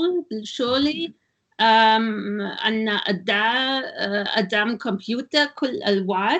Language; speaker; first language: Arabic; non-native, learner; German